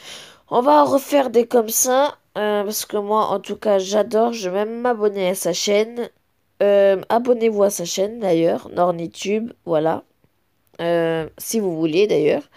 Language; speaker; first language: French; native; French